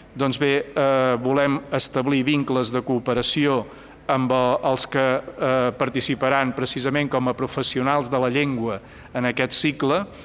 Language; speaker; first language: Catalan; native; Catalan